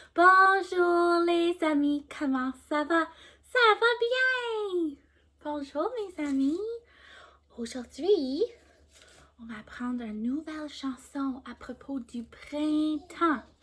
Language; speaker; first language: French; non-native, fluent; English